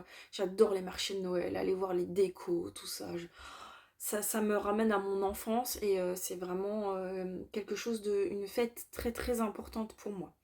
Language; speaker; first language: French; native; French